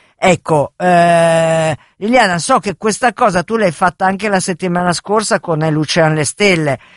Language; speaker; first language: Italian; native; Italian